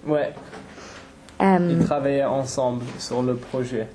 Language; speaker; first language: French; non-native, fluent; English